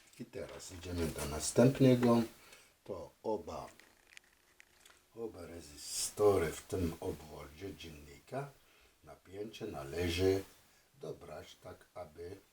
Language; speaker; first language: Polish; non-native, fluent; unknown